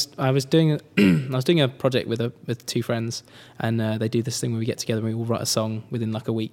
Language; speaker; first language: English; native; English